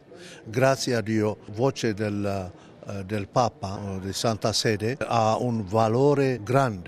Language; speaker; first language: Italian; non-native, fluent; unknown